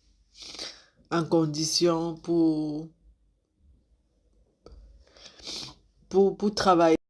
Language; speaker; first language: French; native; French